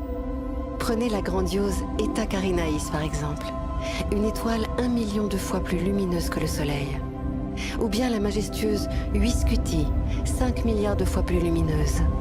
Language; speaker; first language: French; native; French